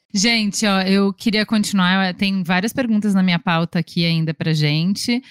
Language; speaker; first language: Portuguese; native; Portuguese